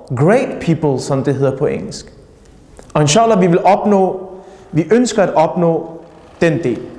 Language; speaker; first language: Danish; early bilingual, other home language; Urdu